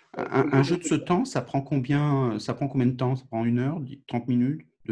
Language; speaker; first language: French; native; French